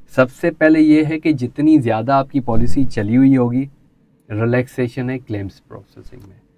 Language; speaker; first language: Urdu; non-native, local second language; Sindhi